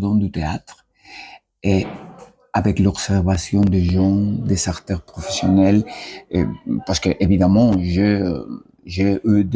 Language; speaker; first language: French; non-native, learner; Spanish